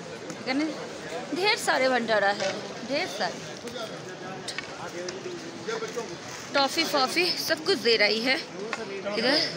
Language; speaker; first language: Hindi; non-native, local second language; Bangla